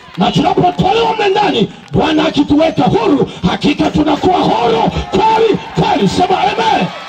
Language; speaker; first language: Swahili; native; Swahili